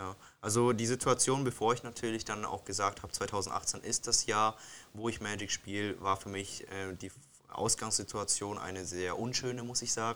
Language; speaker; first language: German; native; German